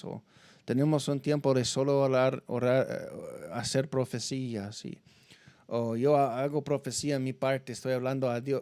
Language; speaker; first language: Spanish; non-native, fluent; English